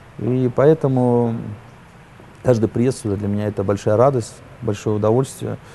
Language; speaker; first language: Russian; native; Russian